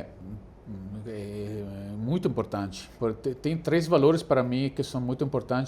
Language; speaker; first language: Portuguese; non-native, fluent; Italian